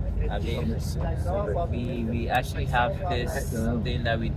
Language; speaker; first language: English; non-native, local second language; Akan